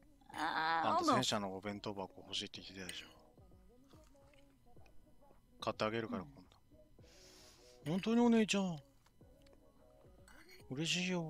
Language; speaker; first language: Japanese; native; Japanese